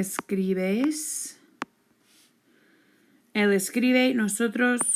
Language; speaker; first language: Spanish; non-native, fluent; English